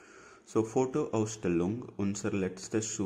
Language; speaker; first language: German; non-native, fluent; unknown